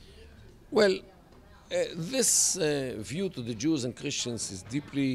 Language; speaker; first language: English; non-native, fluent; Hebrew